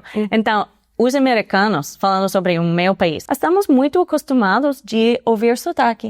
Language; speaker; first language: Portuguese; non-native, fluent; English